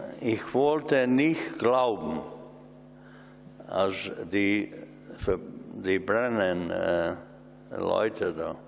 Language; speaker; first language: German; non-native, learner; Hungarian